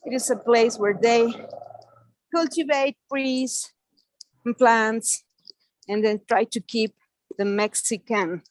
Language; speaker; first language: English; non-native, fluent; Spanish